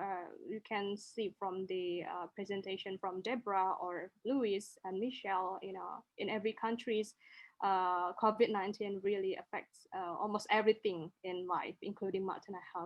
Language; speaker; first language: English; non-native, local second language; Indonesian